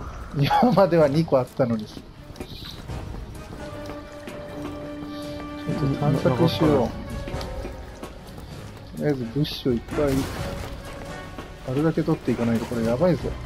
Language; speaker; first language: Japanese; native; Japanese